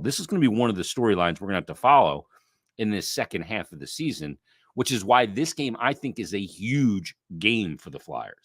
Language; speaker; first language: English; native; English